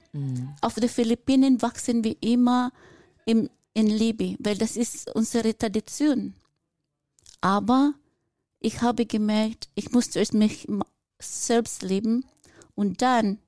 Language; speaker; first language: German; non-native, fluent; Filipino